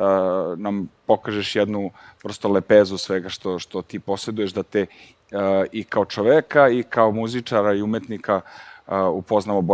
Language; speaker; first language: Serbian; native; Serbian